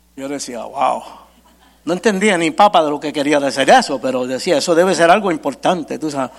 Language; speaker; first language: Spanish; early bilingual, heritage; Spanish